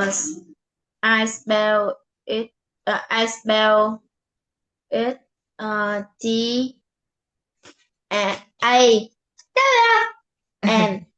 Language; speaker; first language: English; non-native, learner; Vietnamese